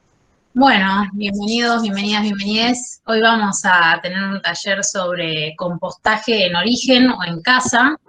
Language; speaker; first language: Spanish; native; Spanish